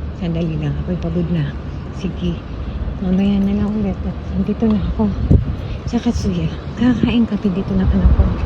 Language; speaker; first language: Filipino; native; Filipino